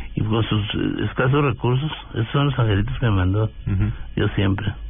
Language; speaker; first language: Spanish; native; Spanish